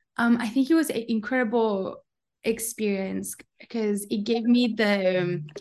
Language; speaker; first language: English; non-native, fluent; Spanish